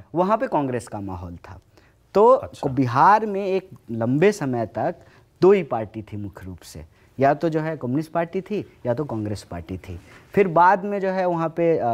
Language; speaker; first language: Hindi; native; Hindi